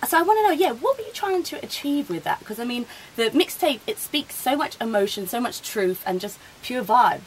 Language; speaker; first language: English; native; English